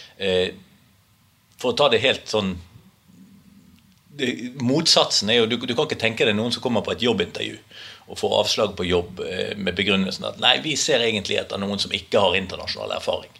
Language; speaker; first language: Norwegian; native; Norwegian